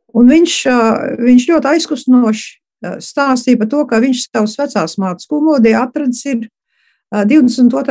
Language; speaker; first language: Latvian; early bilingual, heritage; Latvian